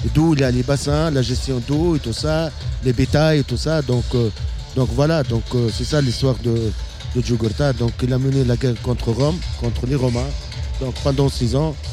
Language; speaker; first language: French; non-native, local second language; Arabic